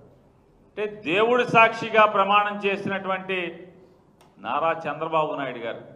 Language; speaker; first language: Telugu; native; Telugu